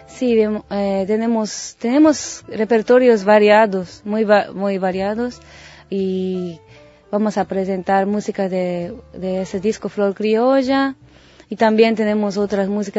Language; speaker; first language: Spanish; non-native, learner; Japanese